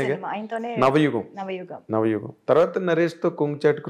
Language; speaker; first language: Telugu; native; Telugu